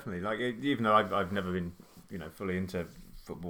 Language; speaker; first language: English; native; English